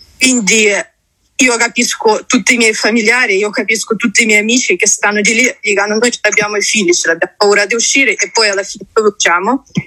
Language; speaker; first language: Italian; non-native, fluent; Ukrainian